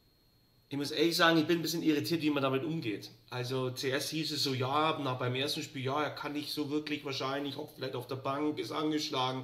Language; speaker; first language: German; native; German